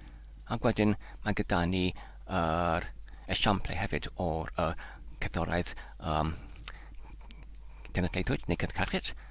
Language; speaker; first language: Welsh; non-native, learner; Polish